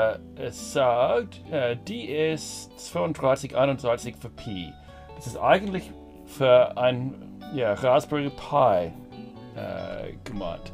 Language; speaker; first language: German; non-native, fluent; English